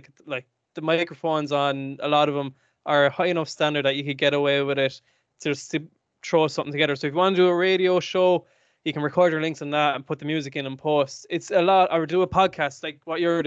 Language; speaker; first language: English; native; English